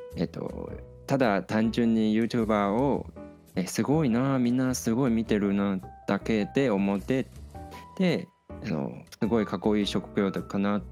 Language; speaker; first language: Japanese; non-native, fluent; Chinese